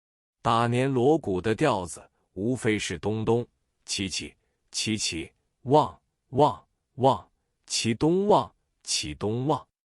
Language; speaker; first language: Chinese; native; Chinese